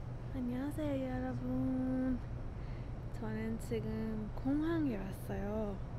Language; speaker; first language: Korean; non-native, fluent; Persian